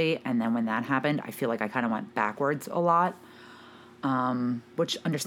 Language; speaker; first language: English; native; English